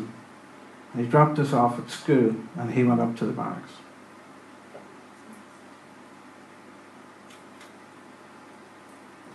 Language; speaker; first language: English; native; English